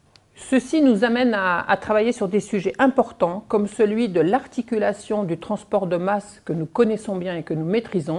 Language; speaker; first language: French; native; French